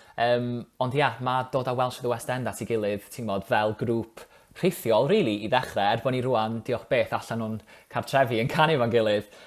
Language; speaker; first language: Welsh; native; Welsh